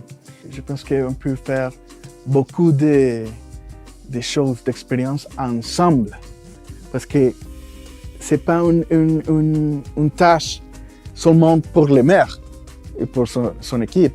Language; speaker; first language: French; non-native, fluent; Spanish